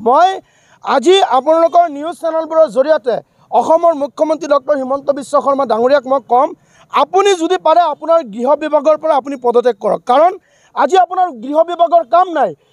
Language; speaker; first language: Assamese; non-native, local second language; Bangla